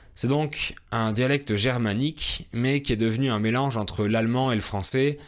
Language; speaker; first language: French; native; French